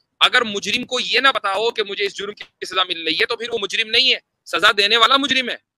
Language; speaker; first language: Hindi; native; Hindi